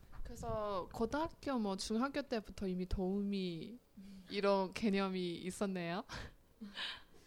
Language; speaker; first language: Korean; non-native, fluent; Chinese